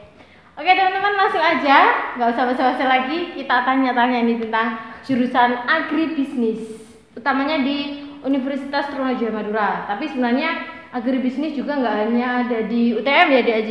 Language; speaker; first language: Indonesian; non-native, local second language; Javanese